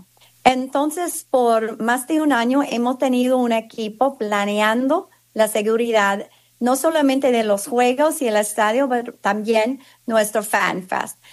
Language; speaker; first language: Spanish; non-native, fluent; English